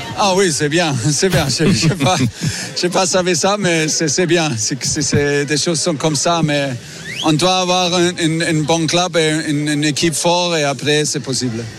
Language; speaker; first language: French; non-native, learner; German